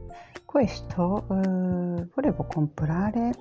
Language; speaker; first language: Italian; non-native, learner; Japanese